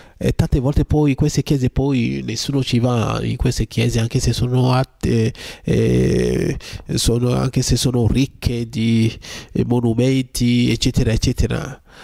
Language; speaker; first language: Italian; non-native, fluent; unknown